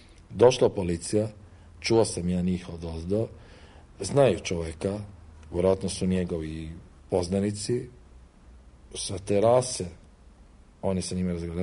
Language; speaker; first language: Croatian; non-native, fluent; Arabic